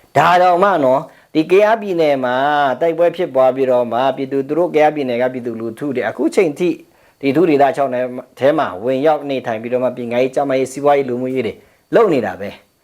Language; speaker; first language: Burmese; non-native, local second language; Pa'o Karen